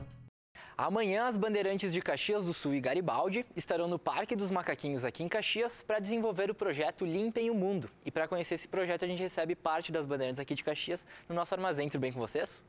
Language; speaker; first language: Portuguese; native; Portuguese